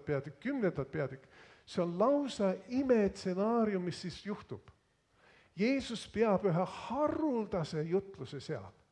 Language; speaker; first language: Estonian; early bilingual, heritage; Estonian